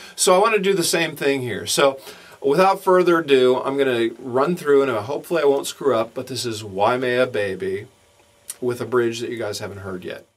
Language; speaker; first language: English; native; English